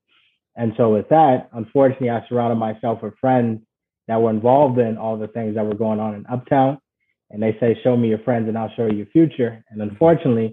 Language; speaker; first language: English; early bilingual, other home language; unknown